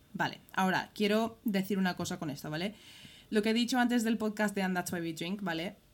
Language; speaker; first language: Spanish; early bilingual, other home language; English